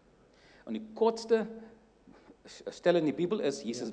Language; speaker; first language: German; non-native, learner; English